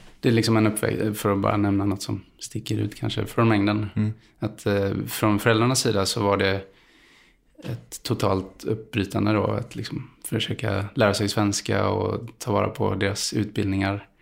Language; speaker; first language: Swedish; early bilingual, other home language; Spanish